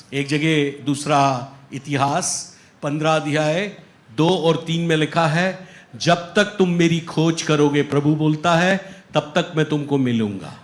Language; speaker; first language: Hindi; native; Hindi